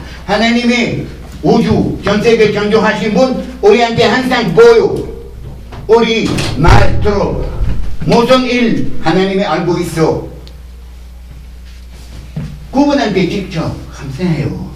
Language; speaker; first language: Korean; non-native, learner; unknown